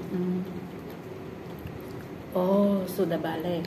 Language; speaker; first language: Indonesian; non-native, learner; Filipino